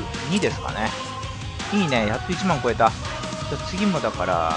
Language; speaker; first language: Japanese; native; Japanese